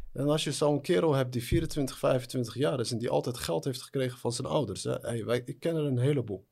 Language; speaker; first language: Dutch; early bilingual, other home language; Arabic